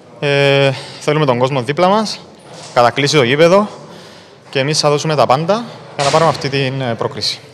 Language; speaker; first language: Greek; native; Greek